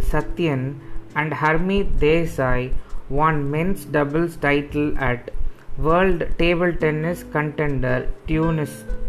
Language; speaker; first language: English; non-native, local second language; Tamil